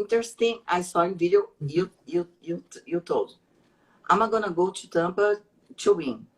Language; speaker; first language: English; non-native, learner; Portuguese